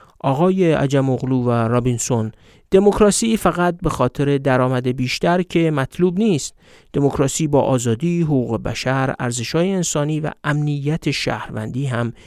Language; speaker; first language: Persian; native; Persian